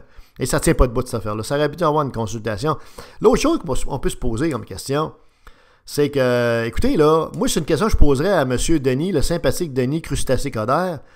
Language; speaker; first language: French; native; French